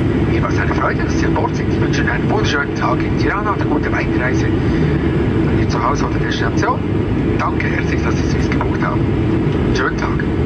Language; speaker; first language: German; native; German